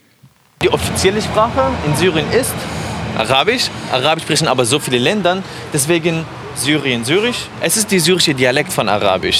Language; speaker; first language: German; non-native, fluent; Arabic